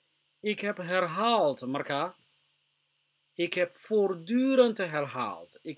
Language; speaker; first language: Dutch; non-native, fluent; Somali